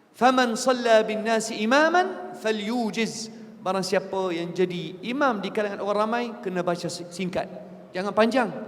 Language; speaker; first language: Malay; non-native, fluent; Arabic